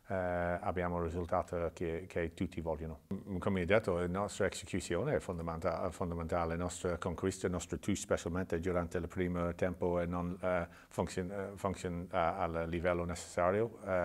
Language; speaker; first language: Italian; non-native, learner; English